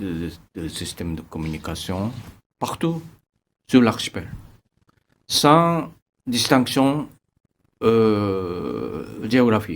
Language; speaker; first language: French; non-native, fluent; Japanese